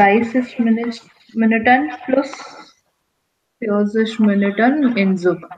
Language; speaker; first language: German; non-native, learner; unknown